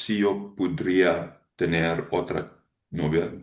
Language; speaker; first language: Spanish; non-native, learner; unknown